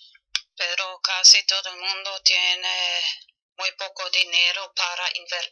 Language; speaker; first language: Spanish; non-native, fluent; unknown